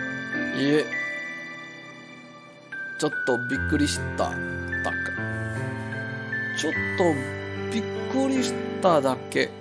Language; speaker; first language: Japanese; non-native, learner; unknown